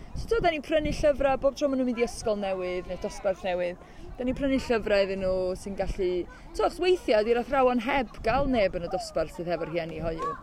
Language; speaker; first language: Welsh; native; Welsh